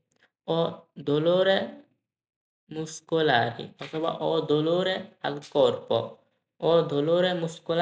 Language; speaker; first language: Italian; non-native, learner; Bangla